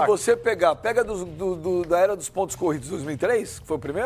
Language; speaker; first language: Portuguese; native; Portuguese